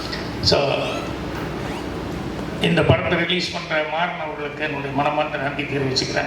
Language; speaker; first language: Tamil; native; Tamil